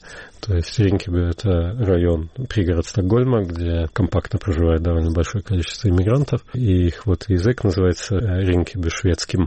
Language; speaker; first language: Russian; native; Russian